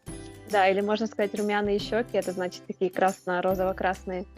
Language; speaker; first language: Russian; native; Russian